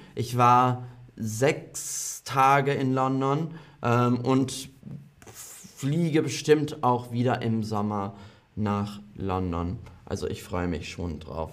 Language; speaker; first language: German; non-native, fluent; English